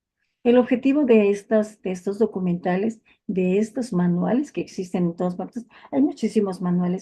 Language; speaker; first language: Spanish; native; Spanish